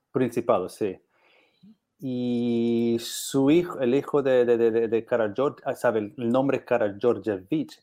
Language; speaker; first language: Spanish; non-native, learner; English